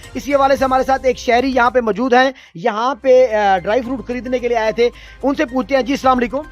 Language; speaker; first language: Urdu; non-native, local second language; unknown